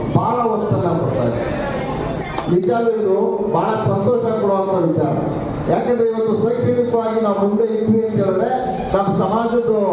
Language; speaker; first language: Kannada; non-native, local second language; Marathi